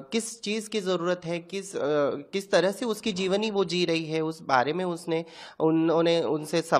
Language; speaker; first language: Hindi; non-native, local second language; Marathi